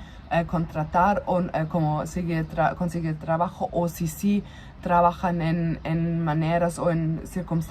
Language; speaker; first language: Spanish; non-native, fluent; German